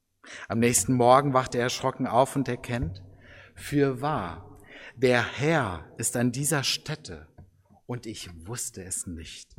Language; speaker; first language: German; native; German